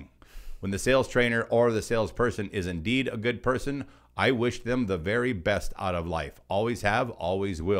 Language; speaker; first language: English; native; English